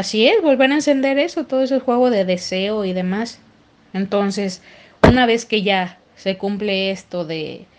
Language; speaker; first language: Spanish; native; Spanish